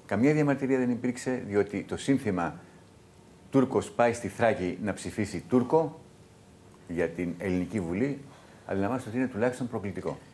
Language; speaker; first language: Greek; native; Greek